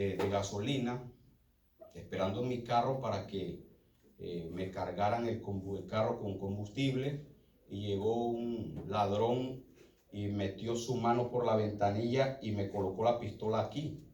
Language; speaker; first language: Spanish; native; Spanish